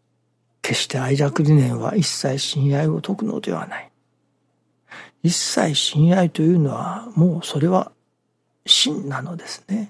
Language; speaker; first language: Japanese; native; Japanese